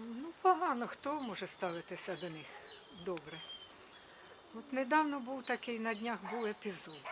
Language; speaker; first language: Ukrainian; native; Ukrainian